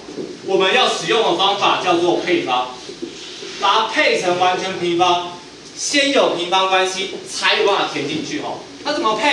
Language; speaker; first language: Chinese; native; Chinese